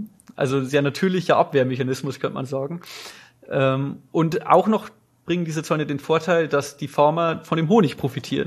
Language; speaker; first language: German; native; German